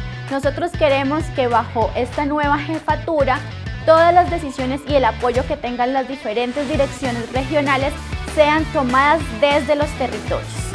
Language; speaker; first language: Spanish; native; Spanish